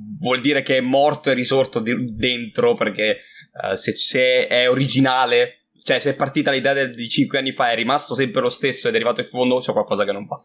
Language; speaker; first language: Italian; native; Italian